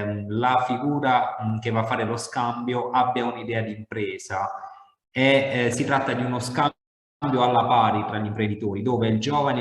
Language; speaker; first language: Italian; native; Italian